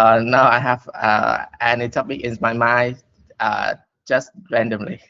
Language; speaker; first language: English; non-native, learner; Vietnamese